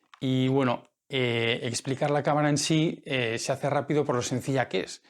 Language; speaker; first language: Spanish; native; Spanish